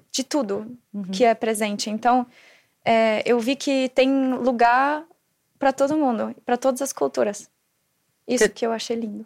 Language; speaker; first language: Portuguese; non-native, fluent; German